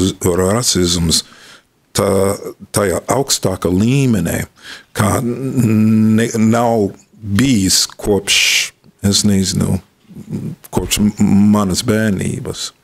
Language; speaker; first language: Latvian; non-native, fluent; English